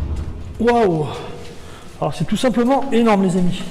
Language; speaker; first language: French; native; French